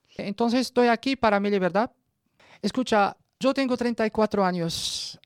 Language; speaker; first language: Spanish; non-native, learner; Arabic